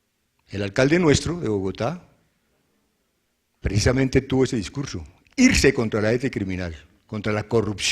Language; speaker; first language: Spanish; native; Spanish